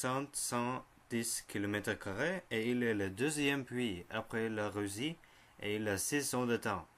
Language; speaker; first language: French; non-native, learner; Norwegian